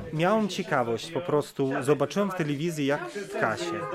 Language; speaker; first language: Polish; early bilingual, other home language; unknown